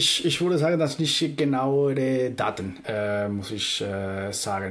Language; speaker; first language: German; non-native, fluent; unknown